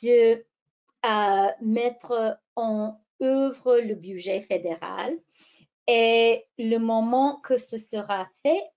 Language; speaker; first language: French; non-native, fluent; English